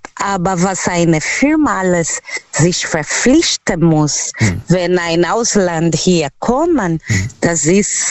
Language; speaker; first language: German; non-native, fluent; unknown